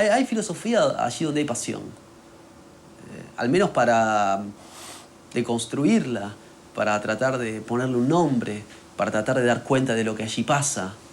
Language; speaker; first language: Spanish; native; Spanish